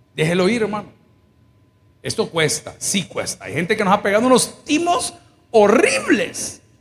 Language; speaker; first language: Spanish; native; Spanish